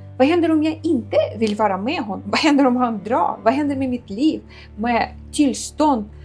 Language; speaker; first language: Swedish; non-native, fluent; Ukrainian